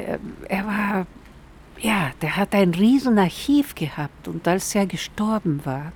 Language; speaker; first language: German; non-native, fluent; Spanish